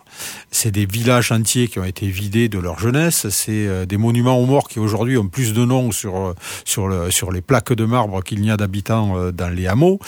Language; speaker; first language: French; native; French